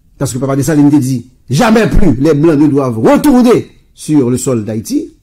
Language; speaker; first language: French; non-native, local second language; Haitian Creole